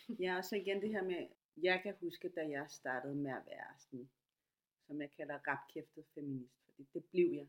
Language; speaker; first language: Danish; non-native, fluent; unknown